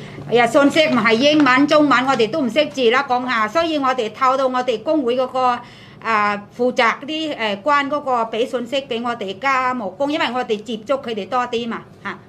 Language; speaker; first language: Cantonese; non-native, fluent; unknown